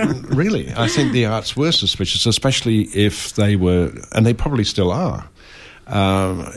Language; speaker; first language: English; native; English